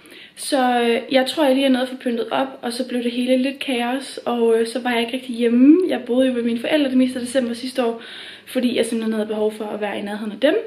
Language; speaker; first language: Danish; native; Danish